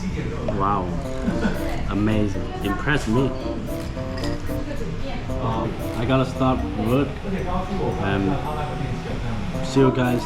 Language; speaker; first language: English; non-native, fluent; Chinese